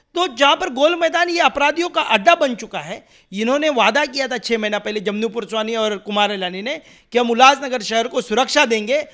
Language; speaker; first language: Hindi; non-native, local second language; Marathi